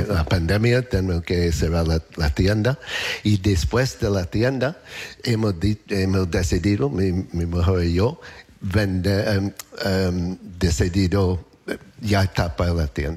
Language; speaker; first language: Spanish; non-native, learner; English